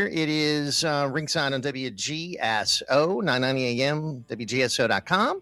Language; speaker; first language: English; native; English